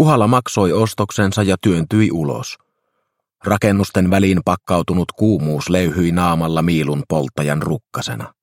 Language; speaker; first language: Finnish; native; Finnish